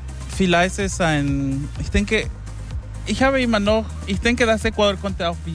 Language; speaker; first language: German; non-native, learner; Spanish